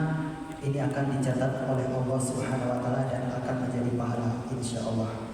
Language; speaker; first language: Indonesian; native; Indonesian